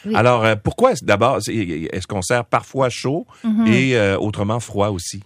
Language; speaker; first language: French; native; French